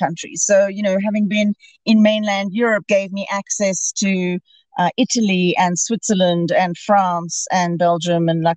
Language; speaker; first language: English; native; English